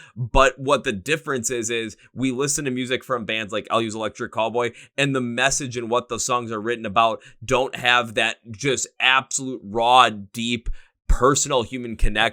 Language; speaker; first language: English; native; English